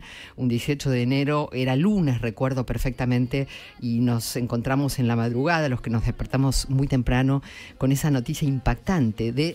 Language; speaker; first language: Spanish; native; Spanish